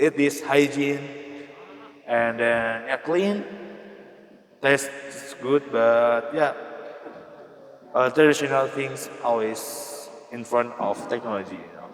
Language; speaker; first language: English; non-native, learner; Indonesian